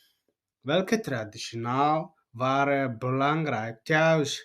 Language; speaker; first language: Dutch; non-native, fluent; Tigrinya